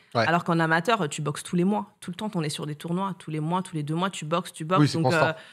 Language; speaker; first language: French; native; French